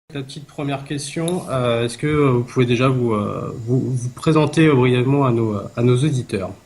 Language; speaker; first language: French; native; French